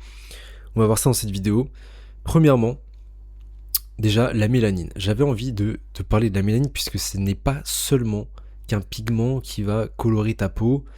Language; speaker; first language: French; native; French